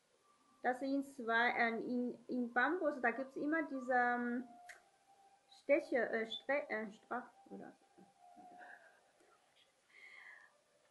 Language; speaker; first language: German; non-native, learner; Chinese